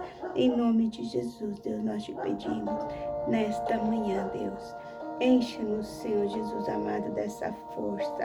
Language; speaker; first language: Portuguese; native; Portuguese